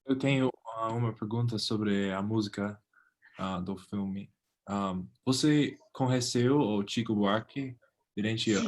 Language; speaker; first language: Portuguese; non-native, learner; English